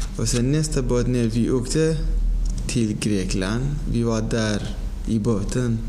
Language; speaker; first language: Swedish; non-native, fluent; Persian